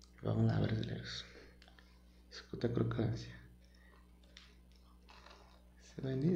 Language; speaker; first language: Portuguese; non-native, learner; Spanish